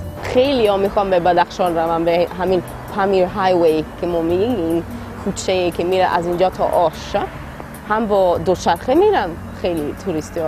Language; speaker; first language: Persian; non-native, learner; Swedish